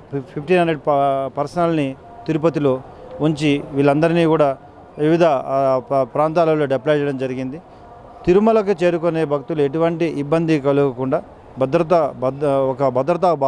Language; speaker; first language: Telugu; native; Telugu